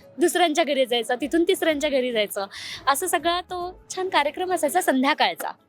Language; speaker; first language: Marathi; native; Marathi